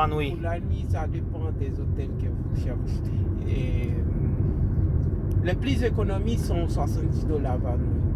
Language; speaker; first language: French; non-native, local second language; Haitian Creole